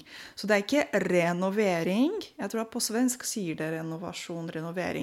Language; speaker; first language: Norwegian; non-native, fluent; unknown